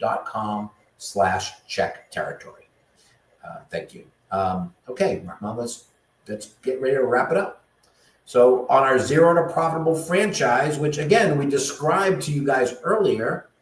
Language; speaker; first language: English; native; English